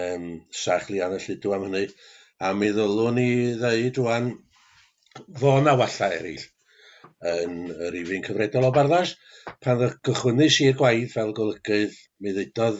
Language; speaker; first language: Welsh; native; Welsh